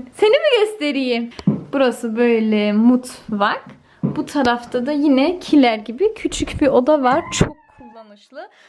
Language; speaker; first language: Turkish; early bilingual, heritage; Turkish